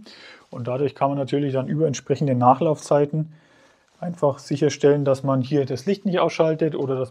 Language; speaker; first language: German; native; German